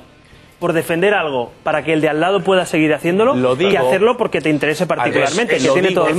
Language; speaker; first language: Spanish; native; Spanish